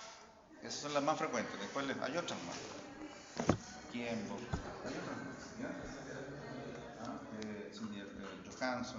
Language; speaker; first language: Spanish; native; Spanish